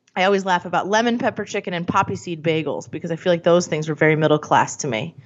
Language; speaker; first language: English; native; English